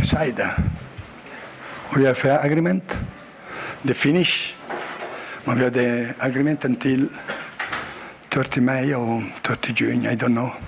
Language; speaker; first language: English; non-native, learner; Italian